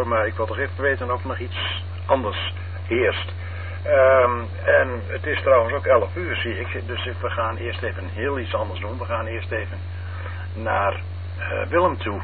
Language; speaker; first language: Dutch; native; Dutch